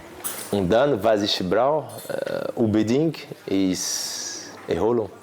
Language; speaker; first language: German; non-native, fluent; Portuguese